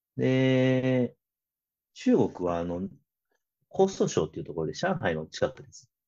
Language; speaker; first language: Japanese; early bilingual, other home language; Chinese